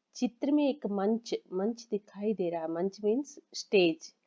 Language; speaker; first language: Hindi; non-native, local second language; Telugu